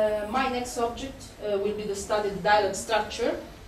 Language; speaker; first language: English; non-native, fluent; Italian